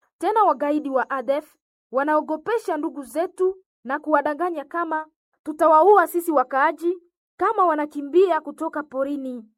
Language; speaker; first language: Swahili; non-native, local second language; Nande